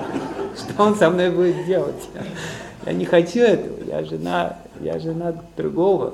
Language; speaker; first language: Russian; native; Russian